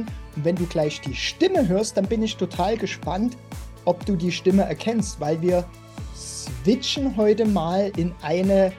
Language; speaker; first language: German; native; German